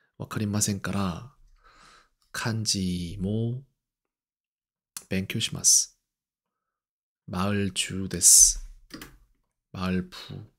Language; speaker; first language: Japanese; non-native, learner; Korean